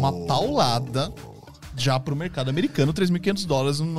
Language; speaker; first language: Portuguese; native; Portuguese